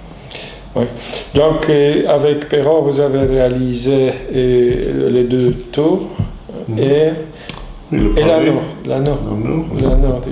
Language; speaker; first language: French; non-native, fluent; Polish